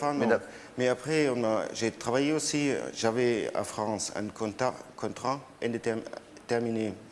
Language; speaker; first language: French; non-native, learner; German